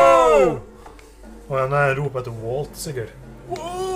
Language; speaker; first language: Norwegian; native; Norwegian